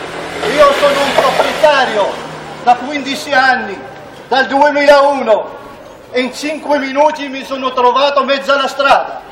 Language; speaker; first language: Italian; non-native, fluent; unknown